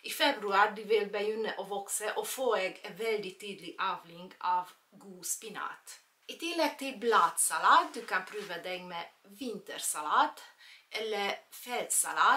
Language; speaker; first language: Norwegian; non-native, fluent; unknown